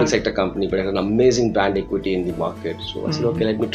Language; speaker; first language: English; non-native, local second language; Gujarati